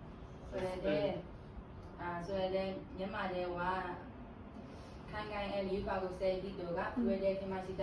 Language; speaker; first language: Japanese; non-native, learner; Burmese